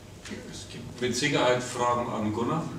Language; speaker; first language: German; native; German